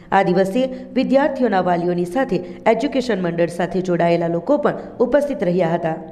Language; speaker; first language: Gujarati; native; Gujarati